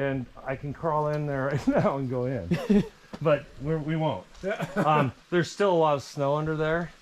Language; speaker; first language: English; native; English